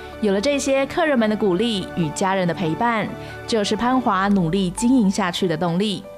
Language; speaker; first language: Chinese; native; Chinese